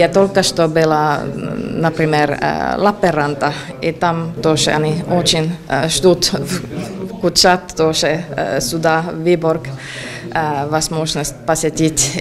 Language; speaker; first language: Russian; non-native, learner; Finnish